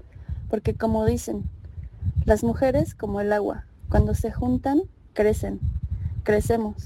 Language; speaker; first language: Spanish; native; Spanish